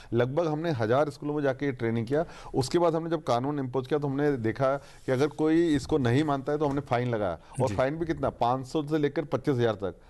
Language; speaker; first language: Hindi; native; Hindi